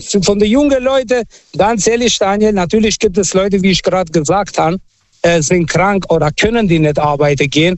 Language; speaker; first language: German; non-native, fluent; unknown